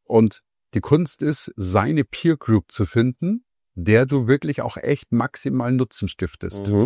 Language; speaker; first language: German; native; German